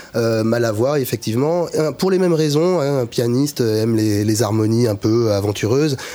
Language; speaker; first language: French; native; French